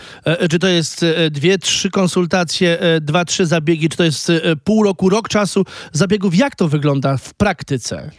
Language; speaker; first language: Polish; native; Polish